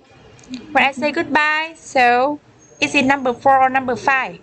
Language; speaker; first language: English; non-native, learner; Vietnamese